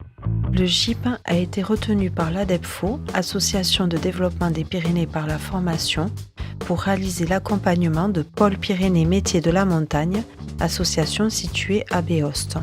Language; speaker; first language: French; native; French